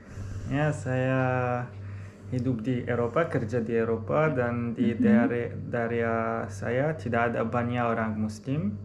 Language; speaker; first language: Indonesian; non-native, learner; Arabic